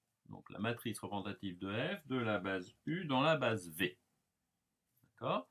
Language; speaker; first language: French; native; French